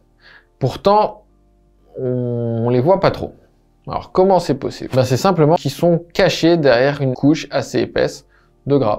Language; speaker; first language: French; native; French